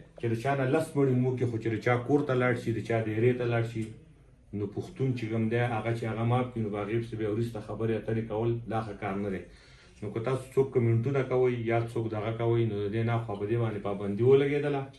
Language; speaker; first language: Pashto; non-native, local second language; Gujari